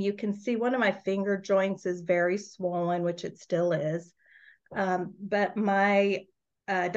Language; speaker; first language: English; native; English